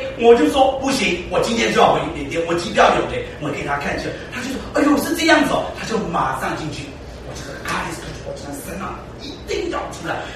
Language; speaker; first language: Chinese; early bilingual, heritage; Chinese